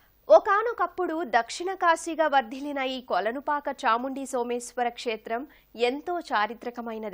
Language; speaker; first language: Telugu; native; Telugu